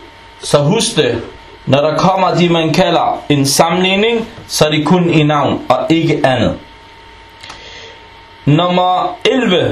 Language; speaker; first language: Danish; non-native, fluent; Arabic